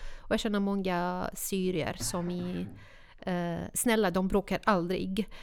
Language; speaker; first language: Swedish; non-native, fluent; Arabic